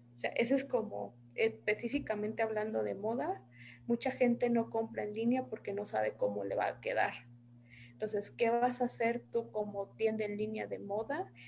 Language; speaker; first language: Spanish; native; Spanish